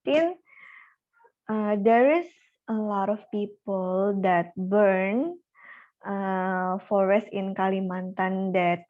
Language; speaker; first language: English; non-native, learner; Indonesian